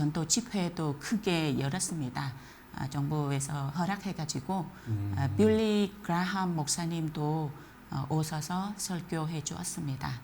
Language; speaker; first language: Korean; non-native, fluent; Vietnamese